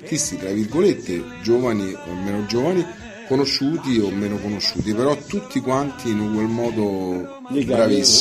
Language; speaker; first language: Italian; native; Italian